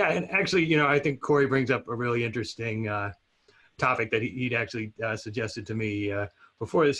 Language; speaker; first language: English; native; English